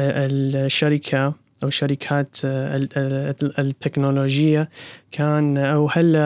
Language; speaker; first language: Arabic; non-native, learner; English